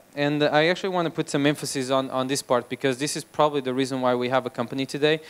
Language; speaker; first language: English; non-native, fluent; Portuguese